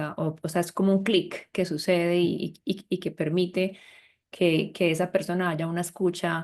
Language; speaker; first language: Spanish; native; Spanish